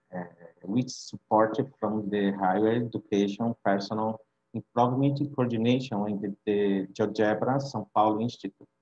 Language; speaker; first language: English; non-native, fluent; Portuguese